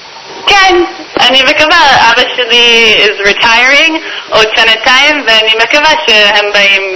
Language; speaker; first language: Hebrew; non-native, learner; English